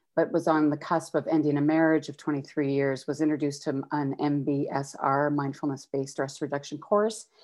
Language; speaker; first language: English; native; English